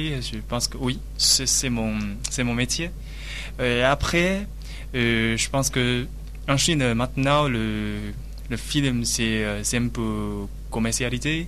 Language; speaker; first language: French; non-native, learner; Chinese